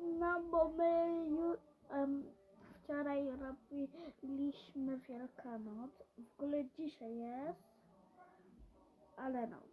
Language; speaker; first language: Polish; early bilingual, heritage; Polish